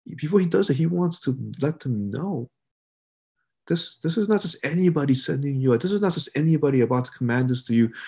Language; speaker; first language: English; early bilingual, other home language; Korean